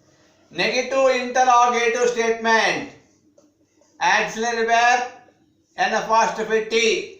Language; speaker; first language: English; non-native, local second language; Telugu